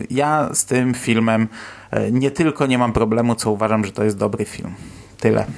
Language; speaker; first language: Polish; native; Polish